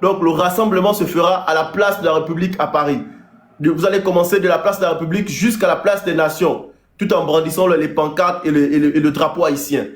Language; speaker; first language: French; native; French